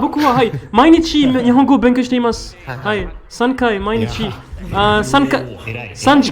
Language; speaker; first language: Japanese; non-native, learner; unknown